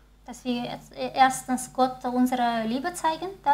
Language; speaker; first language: German; non-native, fluent; Chinese